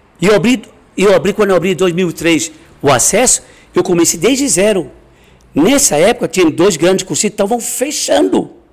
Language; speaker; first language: Portuguese; non-native, fluent; Chinese